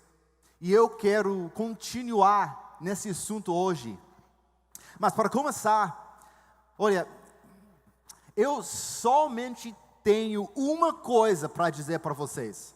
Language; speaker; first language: Portuguese; non-native, fluent; English